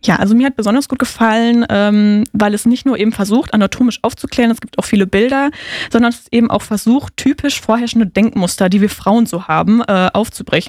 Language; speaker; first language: German; native; German